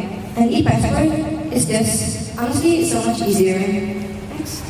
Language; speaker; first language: English; non-native, fluent; Indonesian